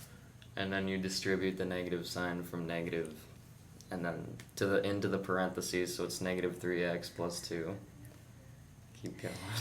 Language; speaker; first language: English; native; English